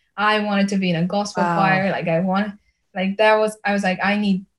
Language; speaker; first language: English; early bilingual, other home language; Slovenian